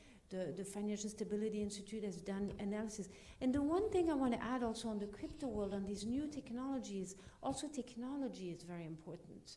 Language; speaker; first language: English; non-native, fluent; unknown